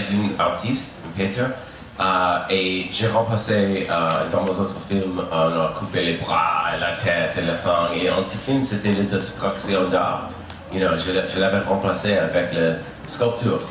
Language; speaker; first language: French; non-native, learner; English